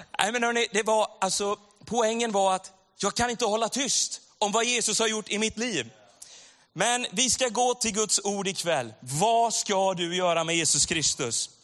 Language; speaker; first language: Swedish; native; Swedish